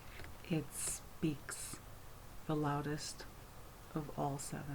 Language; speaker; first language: English; native; English